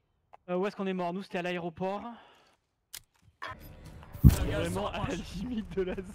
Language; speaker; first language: French; native; French